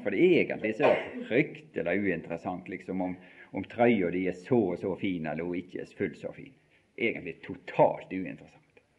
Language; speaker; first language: Norwegian; native; Norwegian